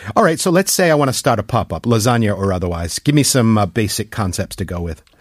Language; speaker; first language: English; native; English